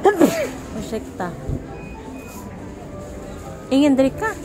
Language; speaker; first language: Swedish; non-native, learner; Filipino